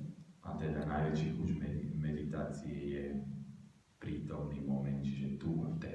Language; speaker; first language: Slovak; native; Slovak